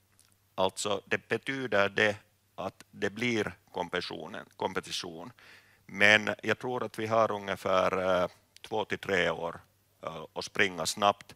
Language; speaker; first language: Swedish; non-native, local second language; Finnish